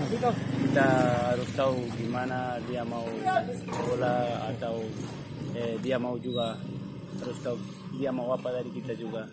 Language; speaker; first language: Indonesian; non-native, learner; Spanish